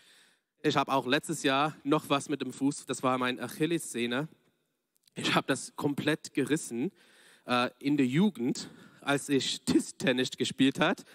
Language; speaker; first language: German; non-native, fluent; English